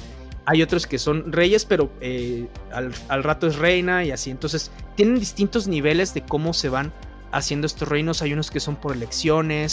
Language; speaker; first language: Spanish; native; Spanish